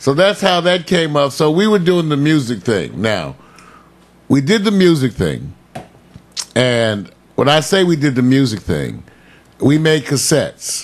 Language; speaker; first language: English; native; English